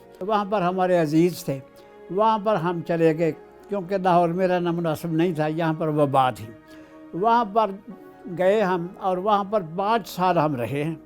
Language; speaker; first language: Urdu; non-native, local second language; Punjabi